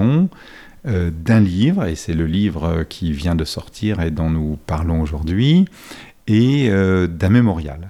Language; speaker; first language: French; native; French